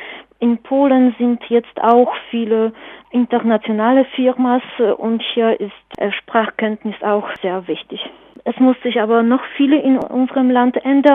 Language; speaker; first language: German; non-native, fluent; Polish